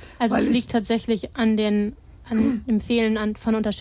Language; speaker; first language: German; native; German